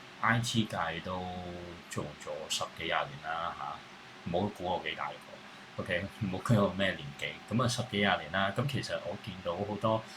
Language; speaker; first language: Cantonese; native; Cantonese